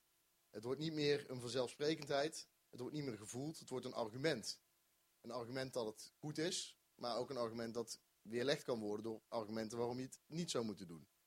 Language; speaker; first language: Dutch; native; Dutch